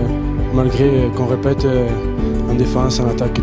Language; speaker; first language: French; native; French